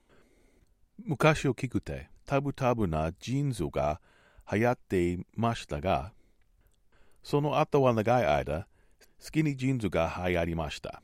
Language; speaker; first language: Japanese; non-native, learner; English